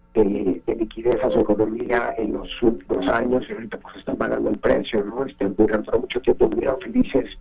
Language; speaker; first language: Spanish; native; Spanish